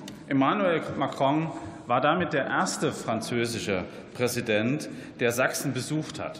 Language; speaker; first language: German; native; German